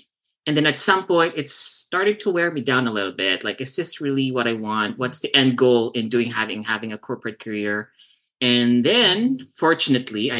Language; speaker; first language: English; non-native, local second language; Cebuano